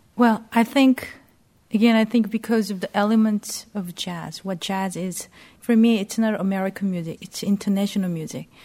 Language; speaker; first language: English; non-native, fluent; Korean